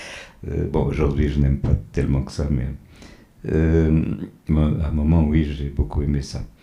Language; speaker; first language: French; non-native, fluent; Portuguese